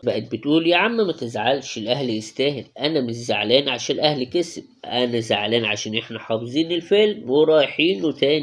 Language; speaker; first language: Arabic; native; Arabic